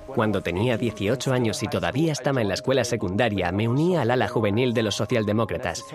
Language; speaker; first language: Spanish; non-native, fluent; German